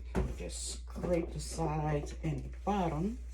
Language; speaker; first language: English; native; English